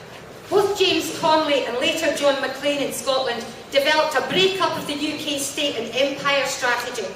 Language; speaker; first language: English; native; English